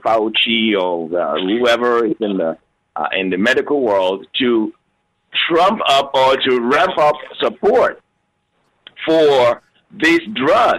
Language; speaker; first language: English; non-native, local second language; Yoruba